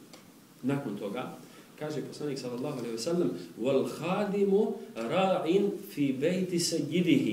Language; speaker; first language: Serbian; native; Serbian